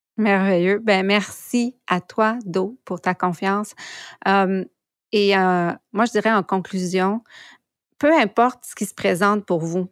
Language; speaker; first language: French; native; French